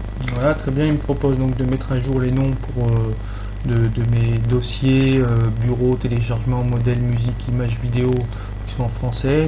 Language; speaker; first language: French; native; French